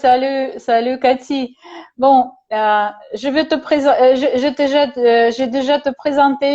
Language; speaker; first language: French; non-native, learner; Russian